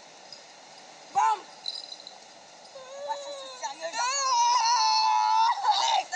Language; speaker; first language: French; native; French